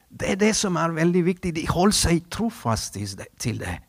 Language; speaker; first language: Norwegian; non-native, fluent; Spanish